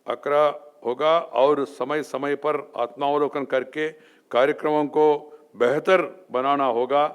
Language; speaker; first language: Hindi; non-native, local second language; Telugu